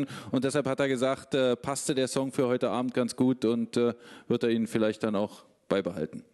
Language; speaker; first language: German; native; German